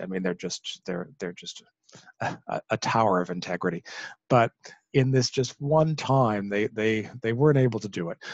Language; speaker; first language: English; native; English